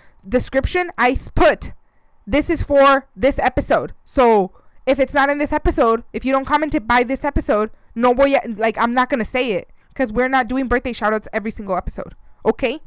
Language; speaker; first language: English; early bilingual, other home language; Spanish